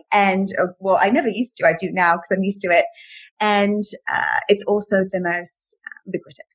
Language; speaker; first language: English; native; English